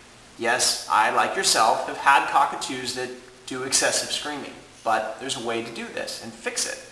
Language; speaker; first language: English; native; English